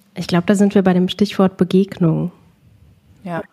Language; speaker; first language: German; early bilingual, other home language; Arabic